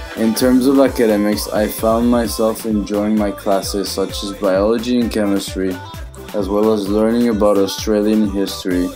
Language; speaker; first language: English; non-native, fluent; Spanish